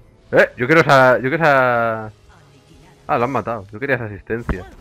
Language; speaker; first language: Spanish; native; Spanish